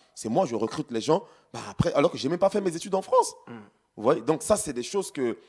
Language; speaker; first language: French; non-native, local second language; Sango